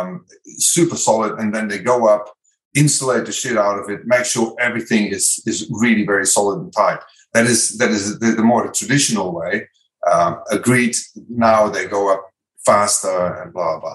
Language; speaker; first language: English; non-native, fluent; Dutch